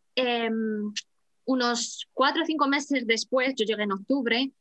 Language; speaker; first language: Spanish; native; Spanish